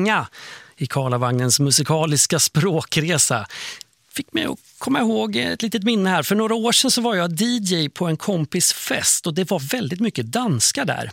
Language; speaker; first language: Swedish; native; Swedish